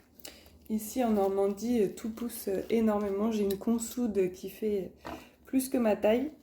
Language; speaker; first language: French; native; French